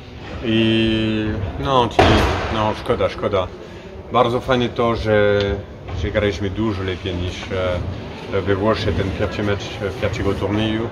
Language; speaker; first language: Polish; non-native, fluent; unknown